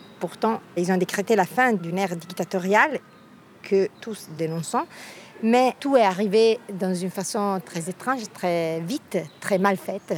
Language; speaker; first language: French; non-native, local second language; Italian